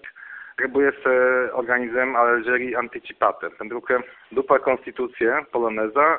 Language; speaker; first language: Romanian; non-native, fluent; Polish